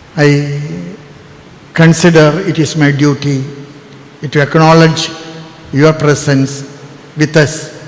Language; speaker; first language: English; non-native, local second language; Malayalam